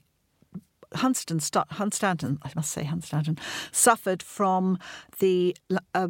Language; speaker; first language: English; native; English